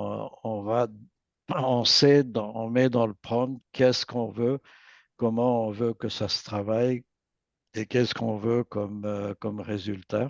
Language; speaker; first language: French; native; French